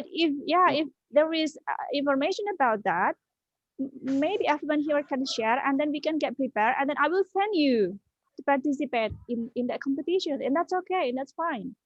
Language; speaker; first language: English; non-native, learner; Indonesian